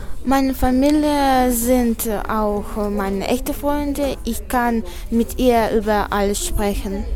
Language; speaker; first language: German; non-native, learner; Russian